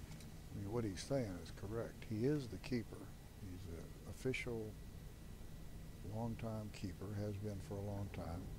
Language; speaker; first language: English; native; English